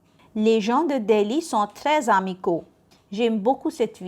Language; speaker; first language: French; non-native, fluent; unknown